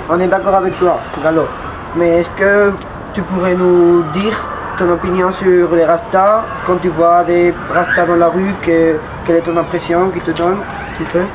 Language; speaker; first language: French; non-native, fluent; Spanish